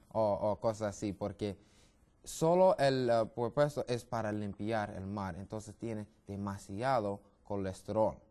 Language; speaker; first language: Spanish; non-native, learner; English